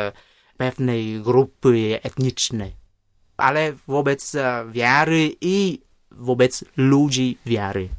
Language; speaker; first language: Polish; non-native, fluent; Vietnamese